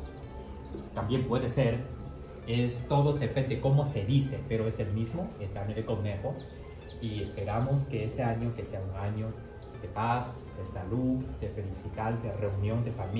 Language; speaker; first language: Spanish; non-native, fluent; Chinese